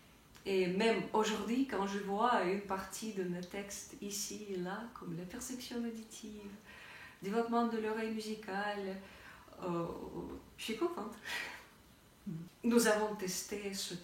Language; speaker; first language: French; non-native, fluent; Russian